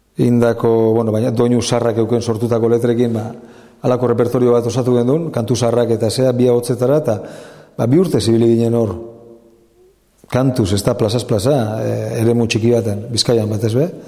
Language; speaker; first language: Basque; native; Basque